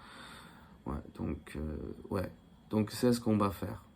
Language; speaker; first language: French; non-native, fluent; Korean